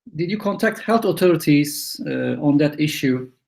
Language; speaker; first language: English; non-native, fluent; Turkish